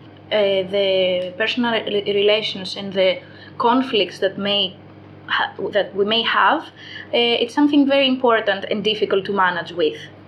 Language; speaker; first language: English; non-native, fluent; Greek